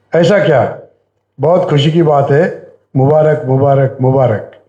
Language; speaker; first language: Hindi; non-native, local second language; Marathi